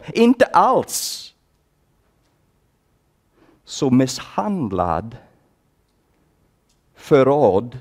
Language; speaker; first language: Swedish; non-native, fluent; English